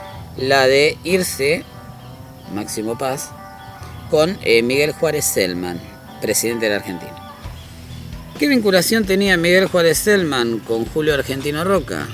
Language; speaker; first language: Spanish; native; Spanish